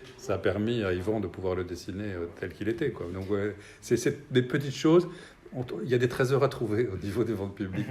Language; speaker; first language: French; native; French